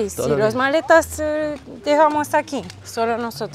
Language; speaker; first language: Spanish; non-native, learner; Romanian